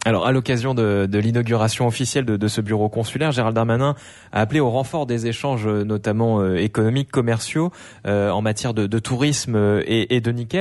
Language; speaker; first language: French; native; French